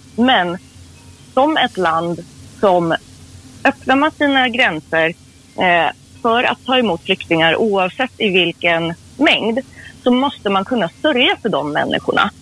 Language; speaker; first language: Swedish; early bilingual, other home language; Persian